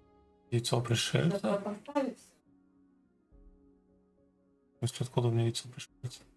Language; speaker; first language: Russian; native; Russian